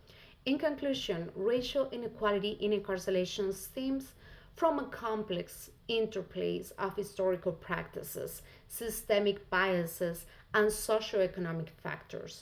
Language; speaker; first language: English; non-native, fluent; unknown